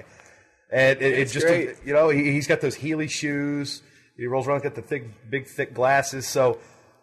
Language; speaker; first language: English; native; English